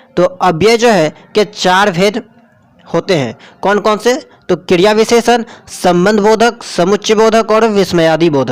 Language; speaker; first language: Hindi; native; Hindi